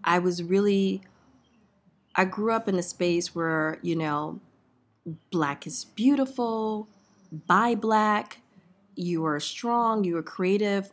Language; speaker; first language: English; native; English